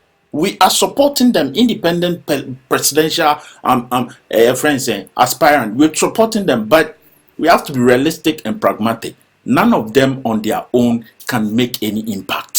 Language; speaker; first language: English; non-native, local second language; Akan